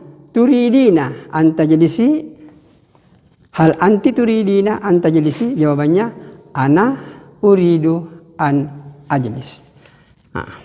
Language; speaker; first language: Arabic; non-native, fluent; Indonesian